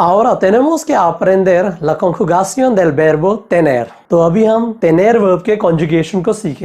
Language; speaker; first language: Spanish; non-native, learner; Hindi